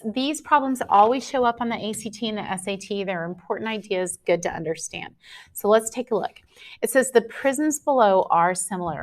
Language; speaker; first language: English; native; English